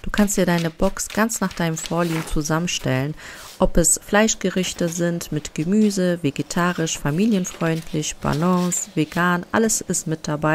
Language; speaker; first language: German; native; German